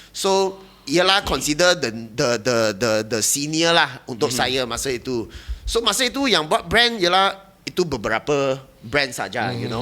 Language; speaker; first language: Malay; non-native, local second language; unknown